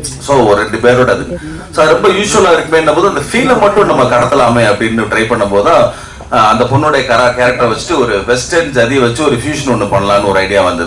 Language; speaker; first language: Tamil; native; Tamil